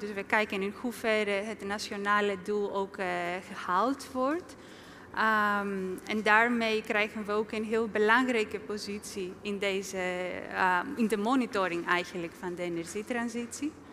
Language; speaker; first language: Dutch; non-native, fluent; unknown